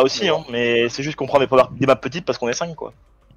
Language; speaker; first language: French; native; French